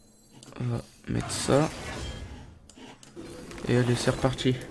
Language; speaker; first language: French; native; French